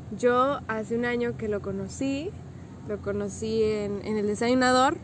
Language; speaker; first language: Spanish; native; Spanish